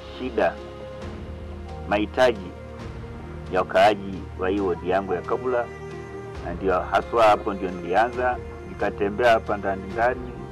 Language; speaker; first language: Swahili; non-native, local second language; Luyia